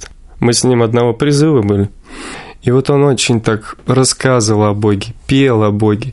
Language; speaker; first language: Russian; native; Russian